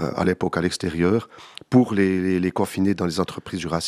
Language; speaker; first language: French; native; French